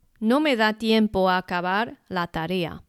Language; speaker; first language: Spanish; non-native, fluent; Chinese